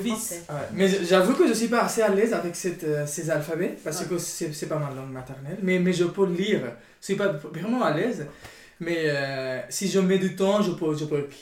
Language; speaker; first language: French; non-native, learner; Urdu